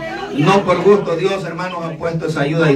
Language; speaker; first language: Spanish; native; Spanish